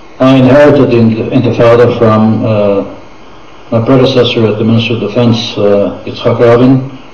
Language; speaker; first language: English; non-native, fluent; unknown